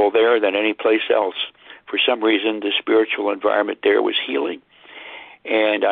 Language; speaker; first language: English; native; English